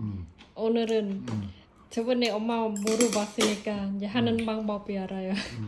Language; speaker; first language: Korean; non-native, learner; Khmer